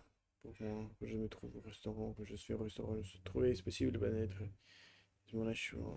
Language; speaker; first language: French; non-native, learner; Russian